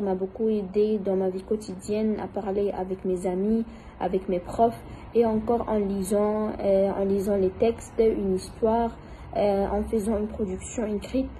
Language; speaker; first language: French; non-native, fluent; Arabic